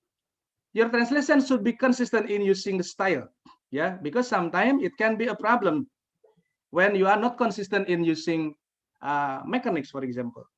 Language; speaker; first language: English; non-native, fluent; Indonesian